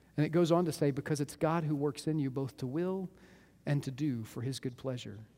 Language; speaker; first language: English; native; English